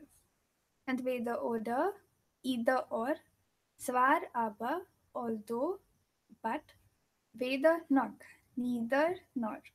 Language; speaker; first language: German; non-native, fluent; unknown